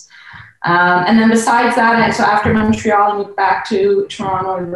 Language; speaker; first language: English; native; English